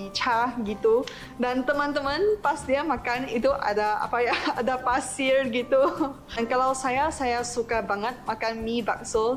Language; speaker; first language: Indonesian; non-native, fluent; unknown